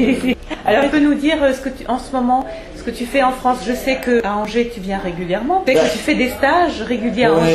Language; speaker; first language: French; non-native, fluent; Spanish